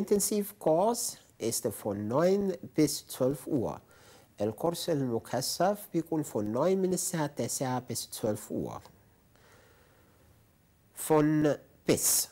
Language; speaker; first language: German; non-native, fluent; Arabic